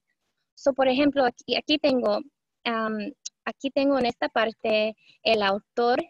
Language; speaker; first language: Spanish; early bilingual, heritage; Spanish